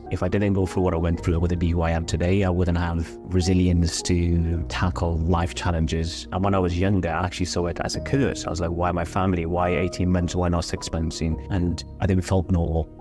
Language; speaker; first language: English; early bilingual, other home language; Persian